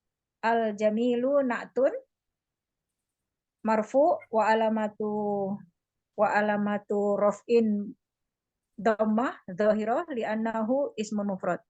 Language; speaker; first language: Arabic; non-native, learner; Indonesian